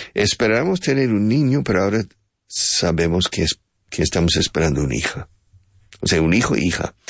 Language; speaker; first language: Spanish; non-native, fluent; English